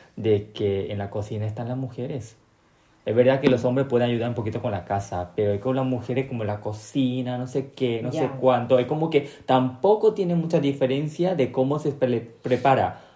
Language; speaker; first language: Spanish; non-native, local second language; Korean